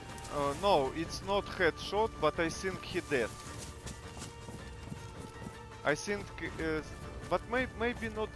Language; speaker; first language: English; non-native, learner; Russian